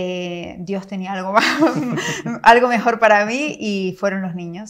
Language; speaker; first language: Spanish; native; Spanish